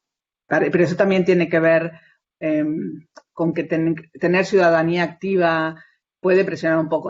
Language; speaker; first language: Spanish; native; Spanish